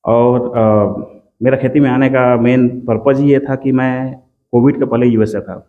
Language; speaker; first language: Hindi; native; Hindi